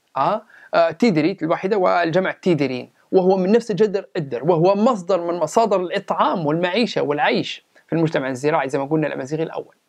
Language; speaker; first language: Arabic; native; Arabic